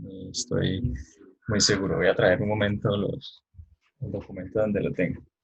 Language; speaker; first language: Spanish; native; Spanish